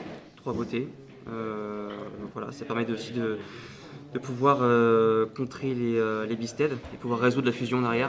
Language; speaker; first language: French; native; French